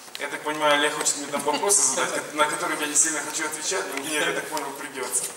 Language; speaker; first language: Russian; non-native, local second language; Ukrainian